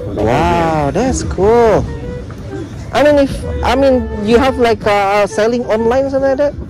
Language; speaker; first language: English; non-native, learner; Indonesian